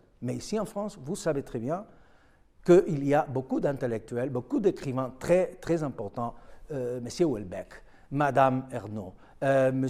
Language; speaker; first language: French; non-native, fluent; Spanish